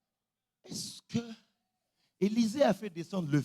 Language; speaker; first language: French; non-native, local second language; Lingala